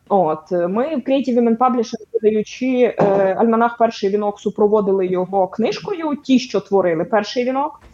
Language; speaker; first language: Ukrainian; native; Ukrainian